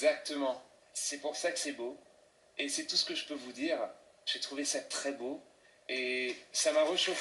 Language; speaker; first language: French; native; French